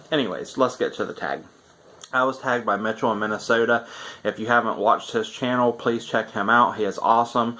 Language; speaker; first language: English; native; English